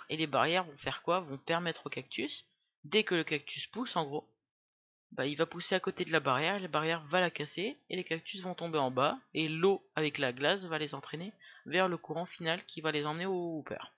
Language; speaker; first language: French; native; French